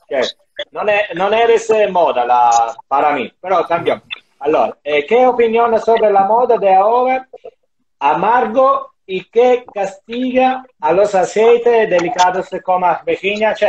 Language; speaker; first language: Spanish; non-native, learner; Italian